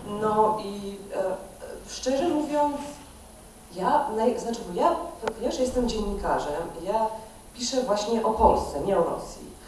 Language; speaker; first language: Polish; non-native, fluent; Russian